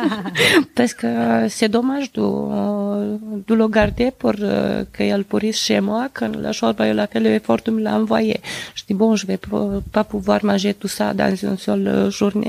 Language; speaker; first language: French; non-native, fluent; Romanian